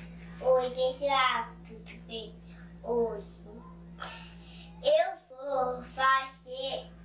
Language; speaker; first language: Portuguese; native; Portuguese